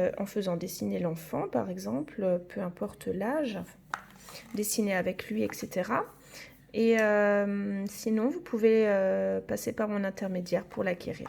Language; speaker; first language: French; native; French